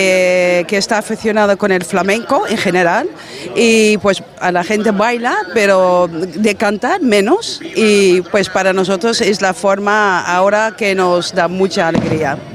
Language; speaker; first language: Spanish; non-native, fluent; Dutch